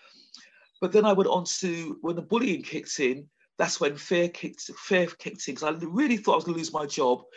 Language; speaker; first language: English; native; English